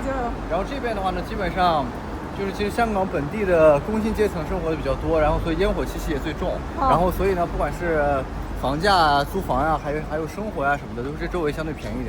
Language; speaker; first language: Chinese; native; Chinese